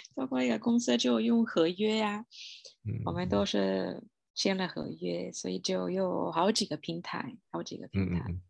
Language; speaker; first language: Chinese; non-native, fluent; Italian